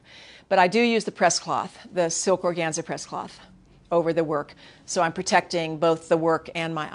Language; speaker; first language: English; native; English